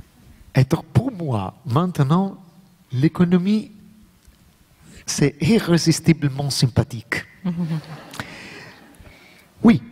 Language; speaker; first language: French; non-native, learner; Italian